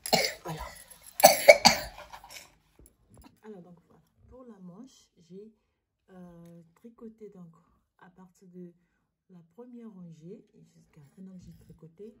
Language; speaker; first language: French; native; French